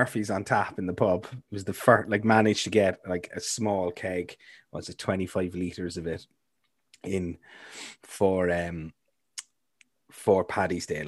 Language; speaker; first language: English; native; English